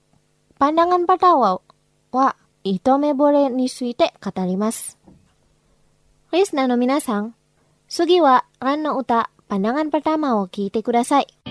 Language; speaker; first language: Japanese; non-native, fluent; Indonesian